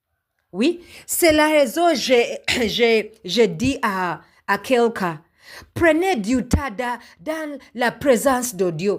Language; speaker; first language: French; non-native, learner; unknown